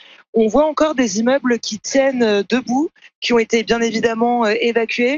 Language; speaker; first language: French; native; French